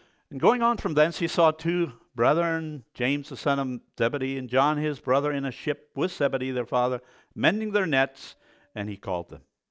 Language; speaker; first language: English; early bilingual, other home language; Pennsylvania German